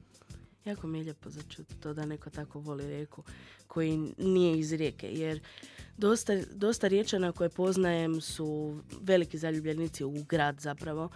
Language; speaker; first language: Serbian; native; Serbian